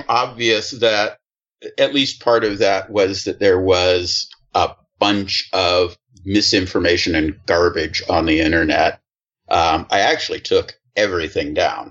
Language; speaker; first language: English; native; English